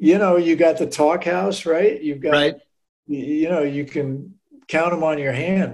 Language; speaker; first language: English; native; English